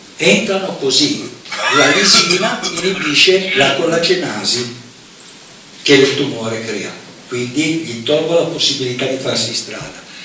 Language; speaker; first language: Italian; native; Italian